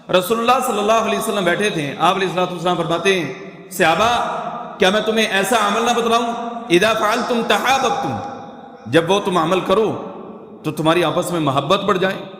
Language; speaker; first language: Urdu; non-native, local second language; Punjabi